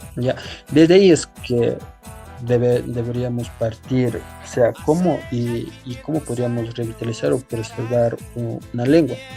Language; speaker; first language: Spanish; non-native, local second language; Quechua